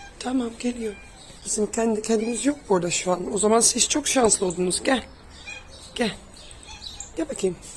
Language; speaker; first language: Turkish; early bilingual, heritage; Turkish